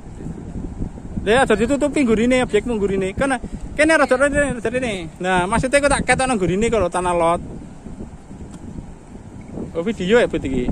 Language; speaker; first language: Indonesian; non-native, local second language; Javanese